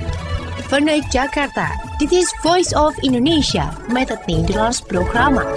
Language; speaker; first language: Dutch; non-native, fluent; Indonesian